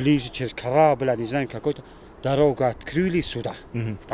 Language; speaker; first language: Russian; non-native, local second language; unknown